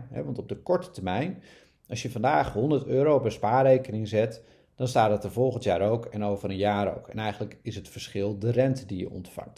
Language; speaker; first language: Dutch; native; Dutch